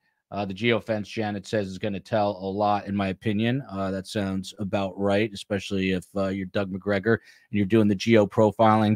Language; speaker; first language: English; native; English